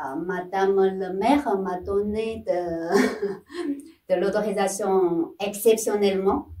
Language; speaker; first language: French; non-native, fluent; Chinese